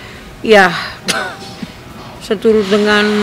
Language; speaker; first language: Indonesian; native; Indonesian